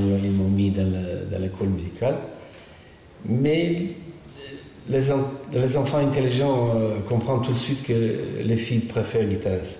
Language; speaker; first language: French; non-native, fluent; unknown